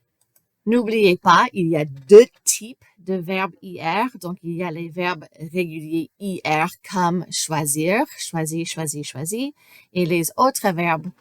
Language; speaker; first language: French; non-native, fluent; English